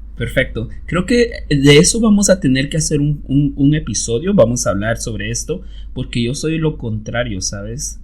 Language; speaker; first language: Spanish; native; Spanish